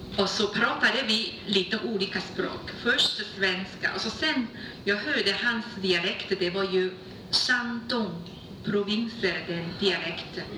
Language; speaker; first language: Swedish; non-native, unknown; Chinese